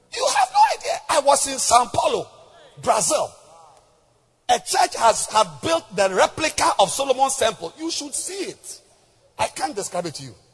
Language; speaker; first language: English; non-native, local second language; Akan